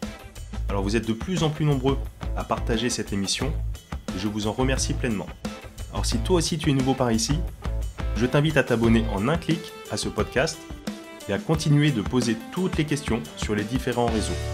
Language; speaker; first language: French; native; French